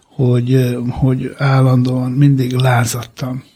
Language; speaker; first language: Hungarian; early bilingual, other home language; Italian